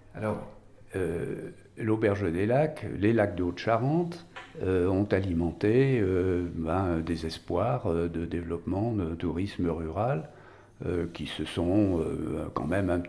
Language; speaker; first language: French; native; French